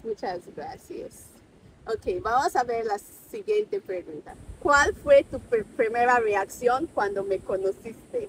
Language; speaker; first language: Spanish; non-native, fluent; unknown